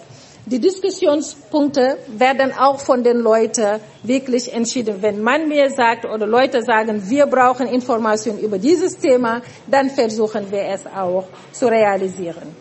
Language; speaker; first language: German; non-native, fluent; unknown